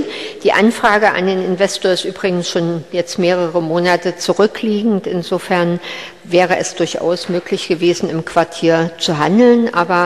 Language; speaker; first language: German; native; German